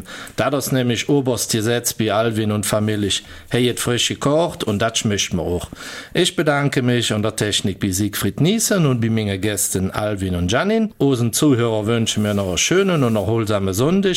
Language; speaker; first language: German; native; German